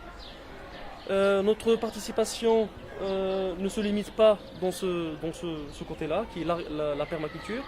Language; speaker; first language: French; non-native, local second language; Arabic